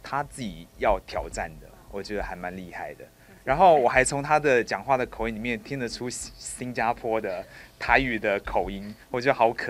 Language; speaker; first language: Chinese; native; Chinese